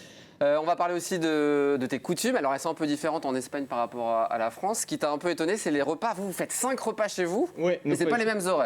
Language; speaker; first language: French; native; French